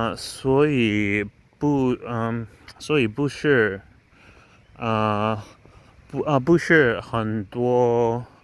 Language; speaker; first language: Chinese; non-native, learner; English